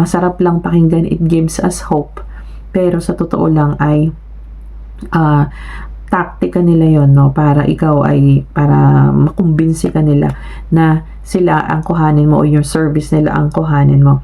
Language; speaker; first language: Filipino; native; Filipino